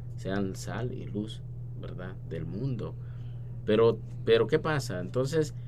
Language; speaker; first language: Spanish; native; Spanish